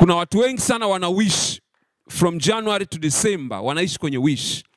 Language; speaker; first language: English; non-native, local second language; Swahili